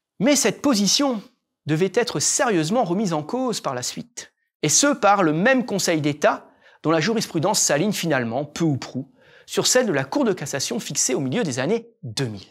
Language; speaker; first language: French; native; French